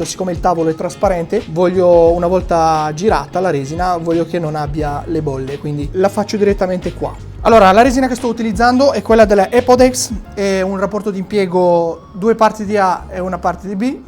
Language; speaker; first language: Italian; native; Italian